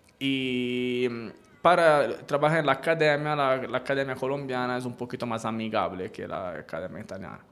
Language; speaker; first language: Spanish; non-native, fluent; Italian